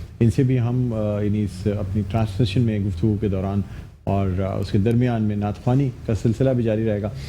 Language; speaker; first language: Urdu; native; Urdu